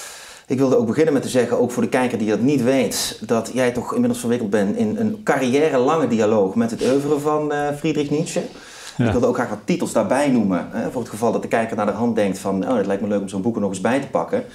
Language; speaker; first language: Dutch; native; Dutch